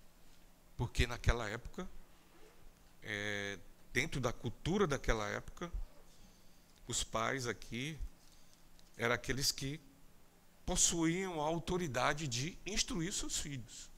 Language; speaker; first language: Portuguese; native; Portuguese